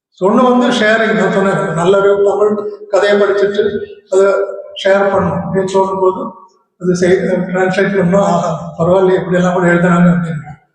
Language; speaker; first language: Tamil; non-native, local second language; Malayalam